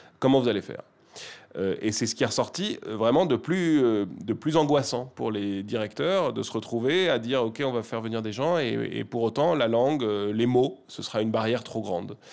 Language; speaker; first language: French; native; French